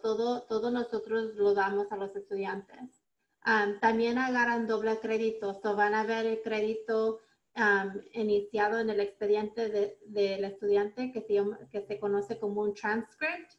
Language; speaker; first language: Spanish; early bilingual, heritage; Spanish